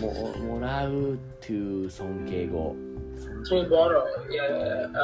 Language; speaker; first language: Japanese; non-native, learner; English